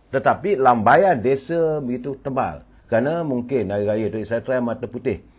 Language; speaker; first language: Malay; native; Malay